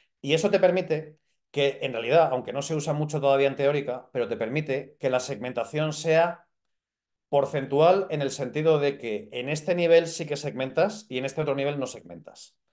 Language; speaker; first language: Spanish; native; Spanish